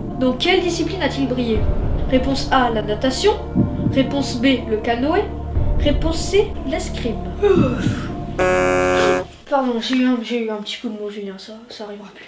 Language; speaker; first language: French; native; French